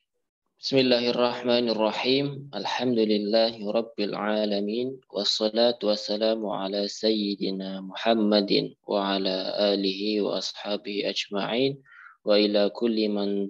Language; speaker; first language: Arabic; non-native, fluent; Indonesian